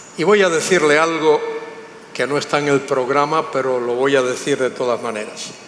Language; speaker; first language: Spanish; native; Spanish